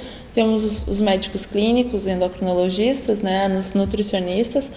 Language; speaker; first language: Portuguese; native; Portuguese